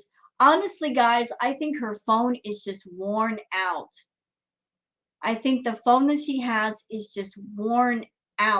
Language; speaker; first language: English; native; English